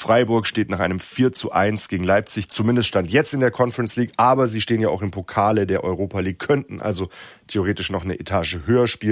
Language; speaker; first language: German; native; German